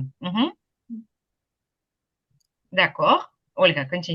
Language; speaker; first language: French; non-native, fluent; Ukrainian